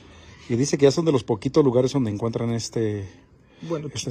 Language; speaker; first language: Spanish; native; Spanish